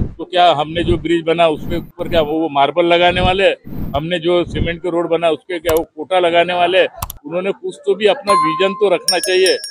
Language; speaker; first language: Hindi; non-native, local second language; Marathi